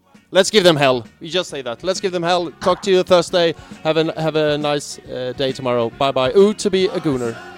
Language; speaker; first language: English; non-native, fluent; Swedish